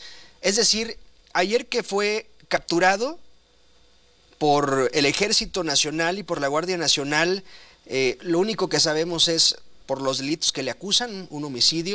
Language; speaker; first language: Spanish; native; Spanish